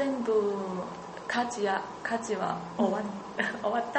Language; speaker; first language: Japanese; non-native, learner; Chinese